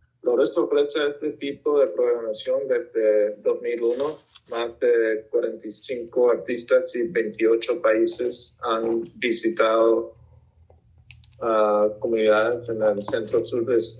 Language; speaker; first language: Spanish; early bilingual, heritage; Spanish